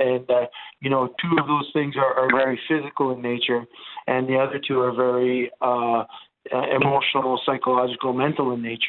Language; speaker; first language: English; non-native, fluent; Italian